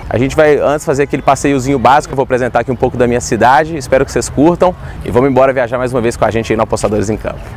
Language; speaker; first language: Portuguese; native; Portuguese